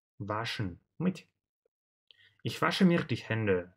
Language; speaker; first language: German; non-native, fluent; Russian